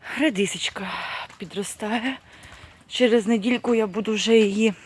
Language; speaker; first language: Ukrainian; non-native, local second language; Russian